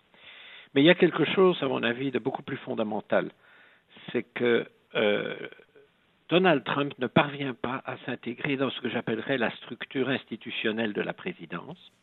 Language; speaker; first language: French; native; French